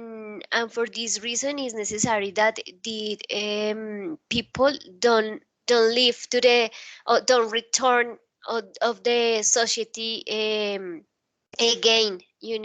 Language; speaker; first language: English; non-native, learner; Spanish